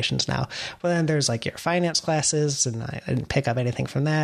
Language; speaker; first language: English; native; English